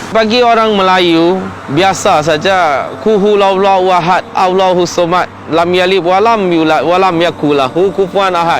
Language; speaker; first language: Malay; non-native, local second language; Chinese